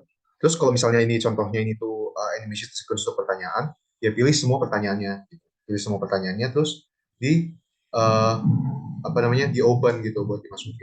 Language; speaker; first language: Indonesian; native; Indonesian